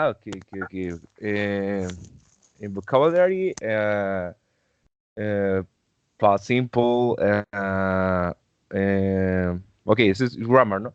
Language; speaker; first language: English; non-native, learner; Spanish